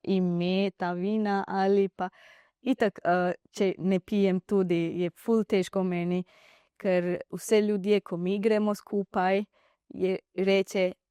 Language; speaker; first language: Slovenian; non-native, learner; Divehi